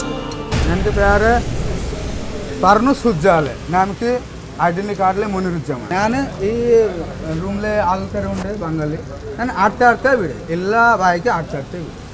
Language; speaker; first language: Malayalam; non-native, learner; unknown